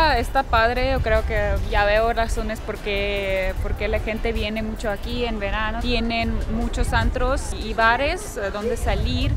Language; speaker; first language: Spanish; early bilingual, heritage; Russian